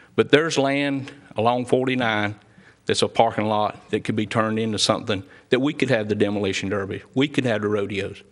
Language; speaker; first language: English; native; English